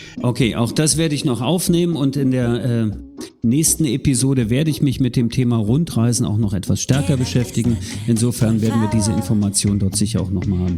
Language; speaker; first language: German; native; German